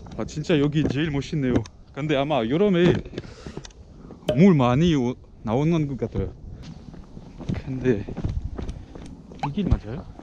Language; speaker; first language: Korean; non-native, learner; French